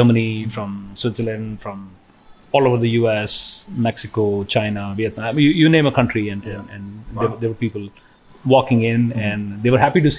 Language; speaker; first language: English; non-native, local second language; Hindi